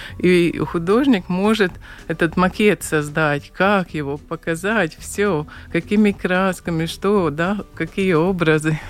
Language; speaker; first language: Russian; non-native, local second language; Latvian